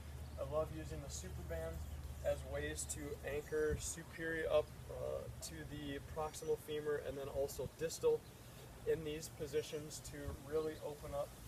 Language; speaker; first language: English; native; English